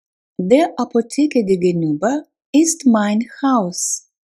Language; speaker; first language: German; non-native, fluent; Russian